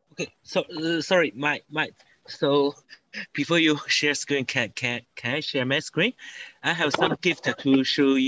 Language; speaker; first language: English; non-native, learner; Chinese